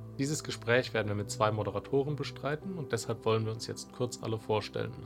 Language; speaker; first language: German; native; German